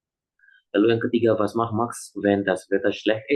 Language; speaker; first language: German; non-native, fluent; Indonesian